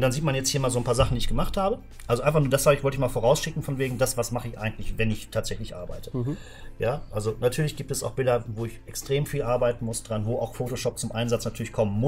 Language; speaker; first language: German; native; German